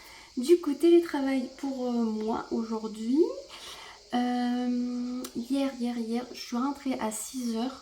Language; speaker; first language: French; native; French